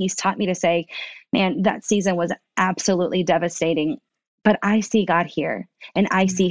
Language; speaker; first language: English; early bilingual, other home language; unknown